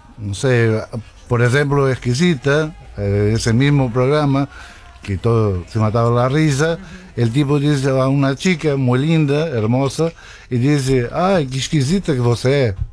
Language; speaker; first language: Spanish; non-native, fluent; Portuguese